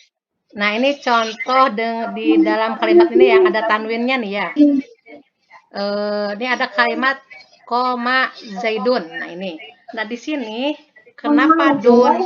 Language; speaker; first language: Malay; non-native, local second language; Sundanese